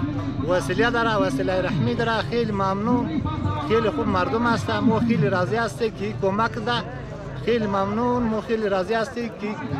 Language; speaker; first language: Persian; non-native, local second language; Pashto